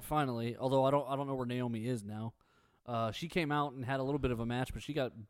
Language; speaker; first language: English; native; English